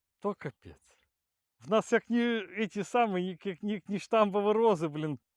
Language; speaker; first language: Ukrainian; native; Ukrainian